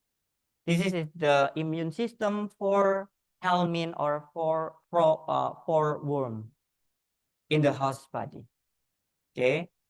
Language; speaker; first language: English; non-native, learner; Indonesian